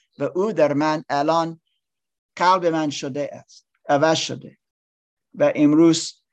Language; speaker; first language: Persian; non-native, learner; English